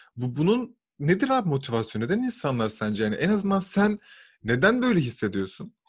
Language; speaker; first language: Turkish; native; Turkish